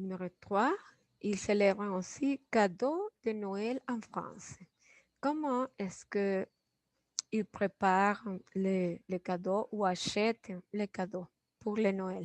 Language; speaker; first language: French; non-native, fluent; Spanish